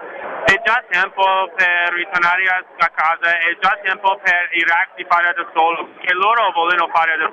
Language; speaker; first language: Italian; non-native, learner; English